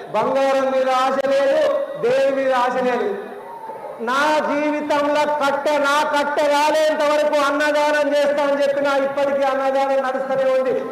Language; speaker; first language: Telugu; native; Telugu